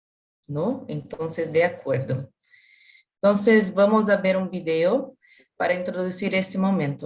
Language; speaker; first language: Spanish; non-native, learner; Portuguese